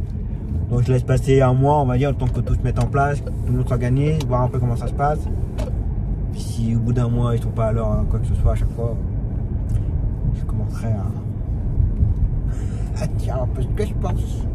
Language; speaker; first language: French; native; French